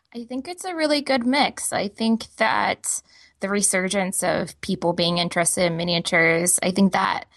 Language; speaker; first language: English; native; English